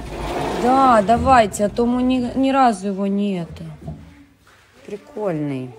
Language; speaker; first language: Russian; native; Russian